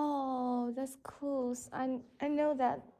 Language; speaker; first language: English; non-native, learner; Chinese